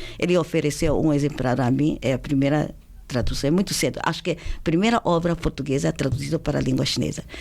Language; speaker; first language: Portuguese; non-native, fluent; Chinese